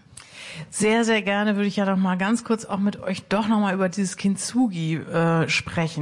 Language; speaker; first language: German; native; German